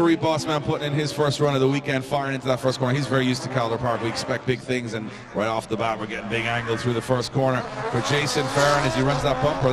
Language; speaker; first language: English; native; English